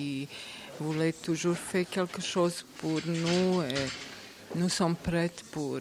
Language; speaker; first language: French; non-native, learner; Bosnian